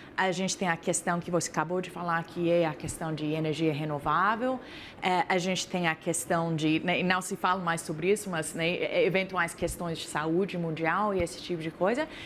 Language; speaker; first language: Portuguese; non-native, fluent; English